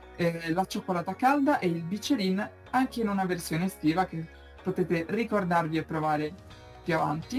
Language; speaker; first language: Italian; native; Italian